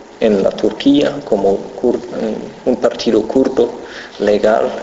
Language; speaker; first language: Spanish; non-native, fluent; German